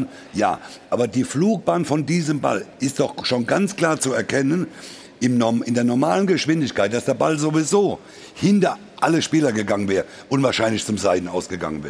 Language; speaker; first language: German; native; German